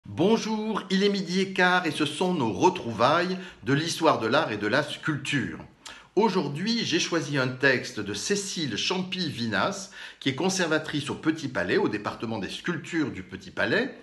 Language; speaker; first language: French; native; French